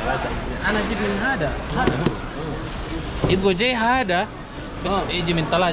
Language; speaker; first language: Arabic; non-native, learner; Indonesian